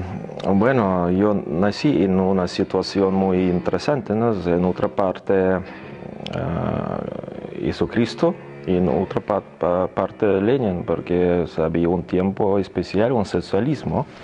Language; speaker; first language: Spanish; non-native, learner; Russian